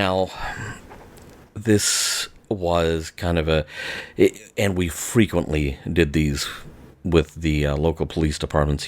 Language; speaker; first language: English; native; English